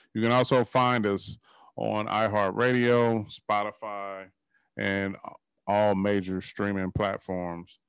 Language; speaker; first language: English; native; English